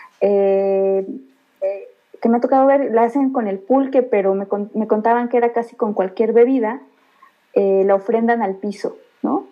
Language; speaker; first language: Spanish; native; Spanish